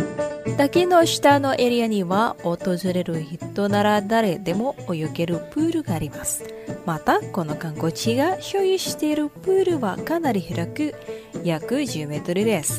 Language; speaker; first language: Japanese; non-native, fluent; Indonesian